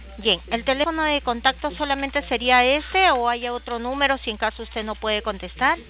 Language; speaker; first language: Spanish; native; Spanish